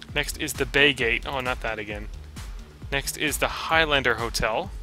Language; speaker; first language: English; native; English